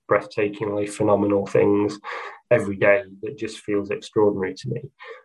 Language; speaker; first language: English; native; English